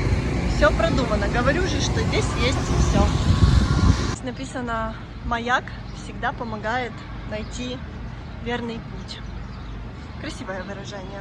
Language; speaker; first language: Russian; native; Russian